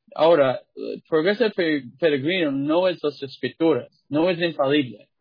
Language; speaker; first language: Spanish; non-native, fluent; English